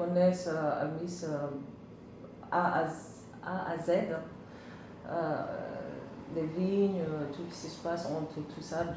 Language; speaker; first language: French; non-native, learner; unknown